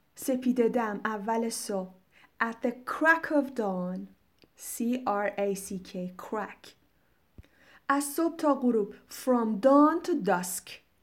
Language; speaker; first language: English; non-native, fluent; Persian